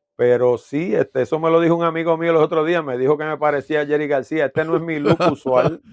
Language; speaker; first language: Spanish; early bilingual, heritage; Spanish